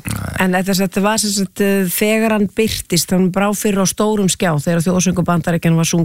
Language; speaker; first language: Icelandic; native; Icelandic